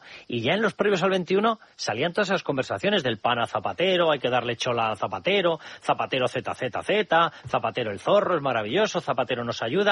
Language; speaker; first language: Spanish; native; Spanish